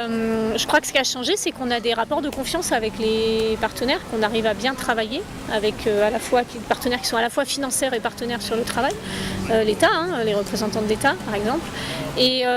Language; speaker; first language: French; native; French